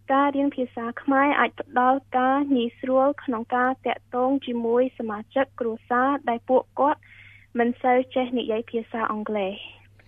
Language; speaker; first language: Khmer; early bilingual, heritage; Khmer